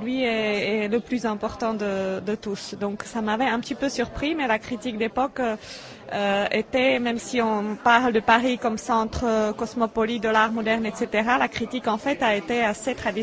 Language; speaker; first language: French; non-native, fluent; Czech